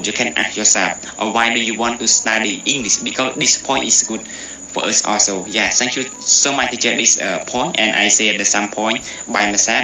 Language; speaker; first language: English; non-native, learner; Khmer